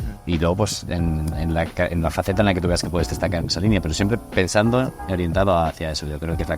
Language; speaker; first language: Spanish; native; Spanish